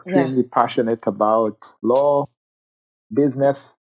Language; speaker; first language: English; non-native, local second language; Kinyarwanda